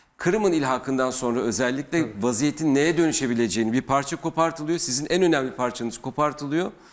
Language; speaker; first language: Turkish; native; Turkish